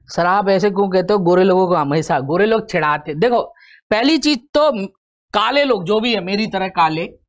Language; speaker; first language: Hindi; native; Hindi